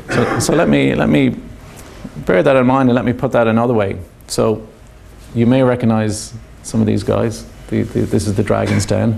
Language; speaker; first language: English; native; English